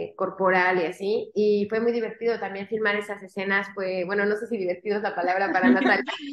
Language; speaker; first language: Spanish; native; Spanish